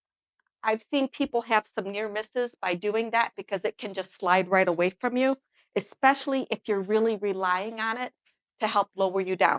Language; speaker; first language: English; native; English